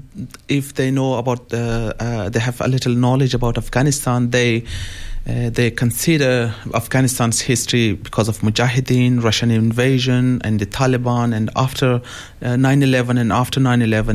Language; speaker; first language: English; non-native, local second language; Hazaragi